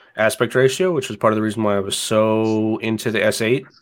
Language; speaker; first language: English; native; English